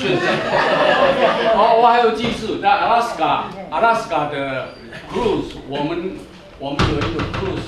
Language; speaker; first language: Chinese; non-native, local second language; Min Nan Chinese